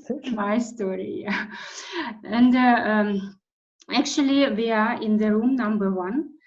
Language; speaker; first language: English; non-native, fluent; Russian